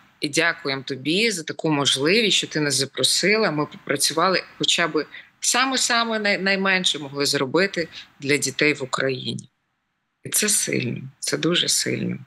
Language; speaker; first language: Ukrainian; native; Ukrainian